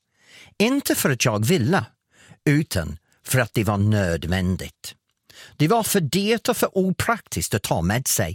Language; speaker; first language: Swedish; non-native, fluent; English